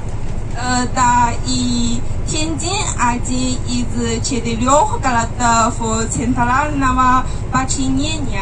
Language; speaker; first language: Russian; non-native, learner; Chinese